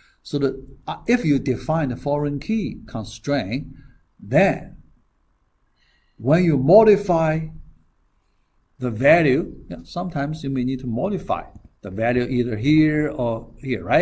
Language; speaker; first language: English; non-native, fluent; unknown